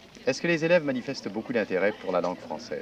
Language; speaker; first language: French; native; French